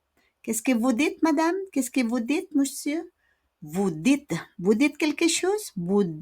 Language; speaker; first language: French; non-native, fluent; Filipino